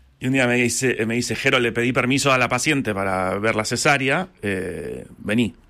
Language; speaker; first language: Spanish; native; Spanish